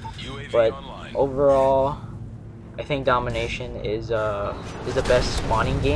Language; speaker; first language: English; native; English